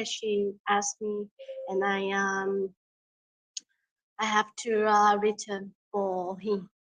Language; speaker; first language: English; non-native, learner; Vietnamese